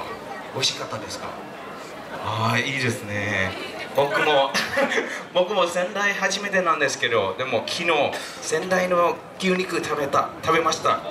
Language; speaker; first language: Japanese; non-native, fluent; Thai